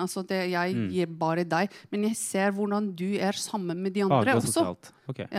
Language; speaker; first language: Norwegian; non-native, fluent; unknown